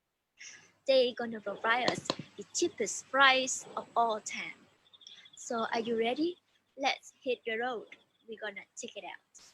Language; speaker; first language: English; non-native, learner; Vietnamese